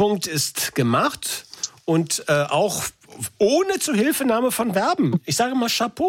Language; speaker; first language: German; native; German